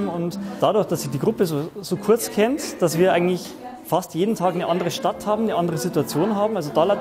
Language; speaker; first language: German; native; German